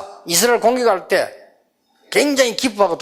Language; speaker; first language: Korean; native; Korean